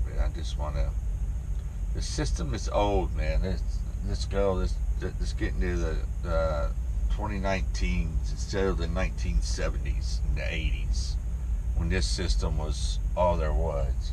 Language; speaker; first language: English; native; English